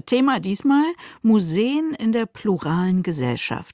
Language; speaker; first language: German; native; German